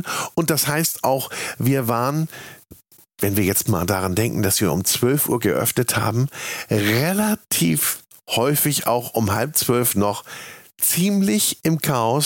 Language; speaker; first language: German; native; German